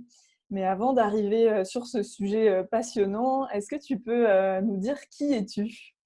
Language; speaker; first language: French; native; French